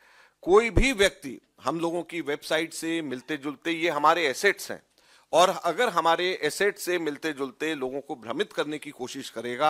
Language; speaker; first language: Hindi; native; Hindi